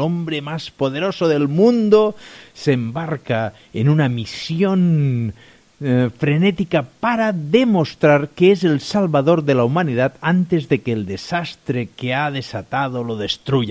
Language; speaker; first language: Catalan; native; Catalan